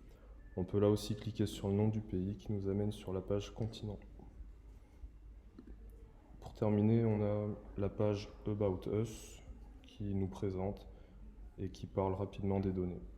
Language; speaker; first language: French; native; French